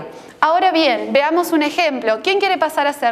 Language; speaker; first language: Spanish; native; Spanish